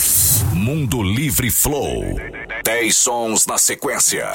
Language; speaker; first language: Portuguese; native; Portuguese